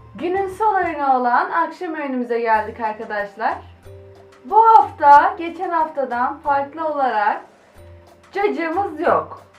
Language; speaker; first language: Turkish; native; Turkish